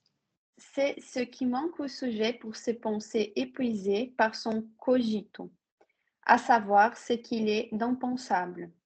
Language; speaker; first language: French; non-native, fluent; Portuguese